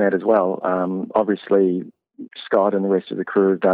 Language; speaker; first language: English; native; English